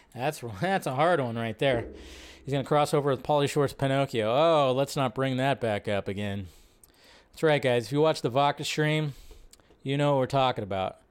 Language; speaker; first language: English; native; English